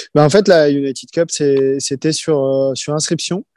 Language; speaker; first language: French; native; French